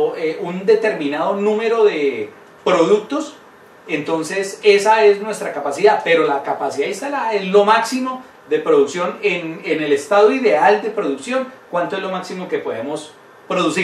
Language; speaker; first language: Spanish; native; Spanish